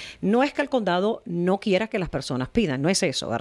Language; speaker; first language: Spanish; native; Spanish